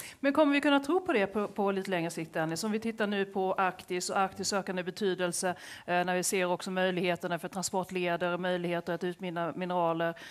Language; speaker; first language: Swedish; native; Swedish